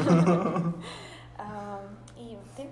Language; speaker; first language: Russian; native; Russian